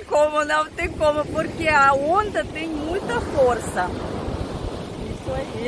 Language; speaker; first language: Portuguese; non-native, fluent; Russian